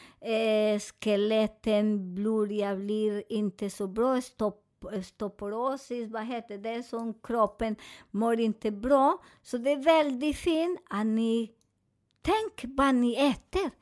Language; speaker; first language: Swedish; non-native, fluent; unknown